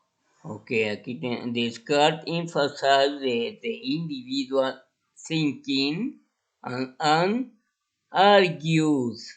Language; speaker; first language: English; non-native, fluent; Spanish